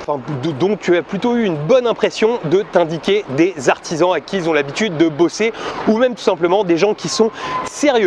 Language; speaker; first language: French; native; French